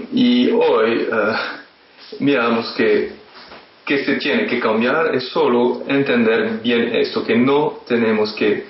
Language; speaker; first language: Spanish; non-native, fluent; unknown